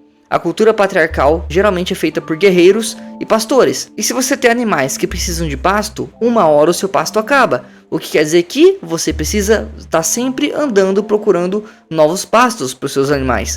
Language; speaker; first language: Portuguese; native; Portuguese